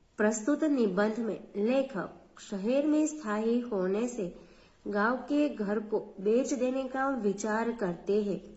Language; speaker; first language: Hindi; non-native, local second language; Gujarati